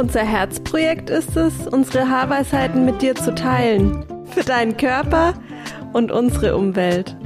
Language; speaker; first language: German; native; German